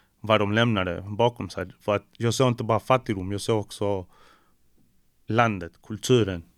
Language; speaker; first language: Swedish; early bilingual, other home language; Spanish